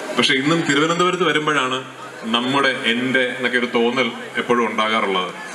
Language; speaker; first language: Malayalam; native; Malayalam